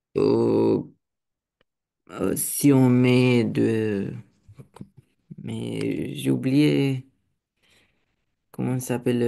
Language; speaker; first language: French; non-native, learner; Romanian